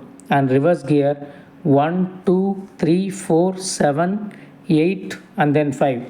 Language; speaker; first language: English; non-native, local second language; Tamil